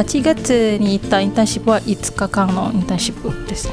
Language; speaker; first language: Japanese; non-native, fluent; Malay